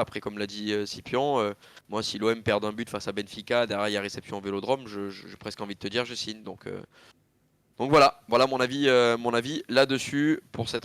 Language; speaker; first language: French; native; French